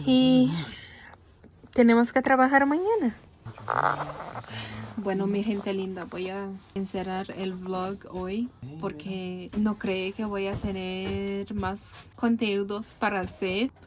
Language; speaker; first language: Spanish; early bilingual, heritage; Spanish